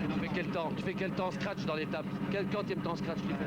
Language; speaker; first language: French; native; French